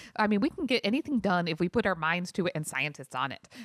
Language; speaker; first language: English; native; English